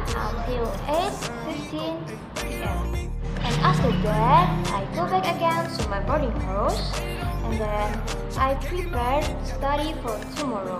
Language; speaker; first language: English; non-native, learner; Indonesian